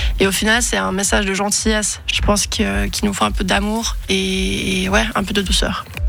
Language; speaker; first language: French; non-native, local second language; Swiss German